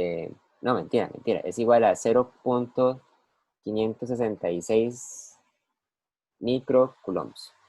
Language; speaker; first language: Spanish; native; Spanish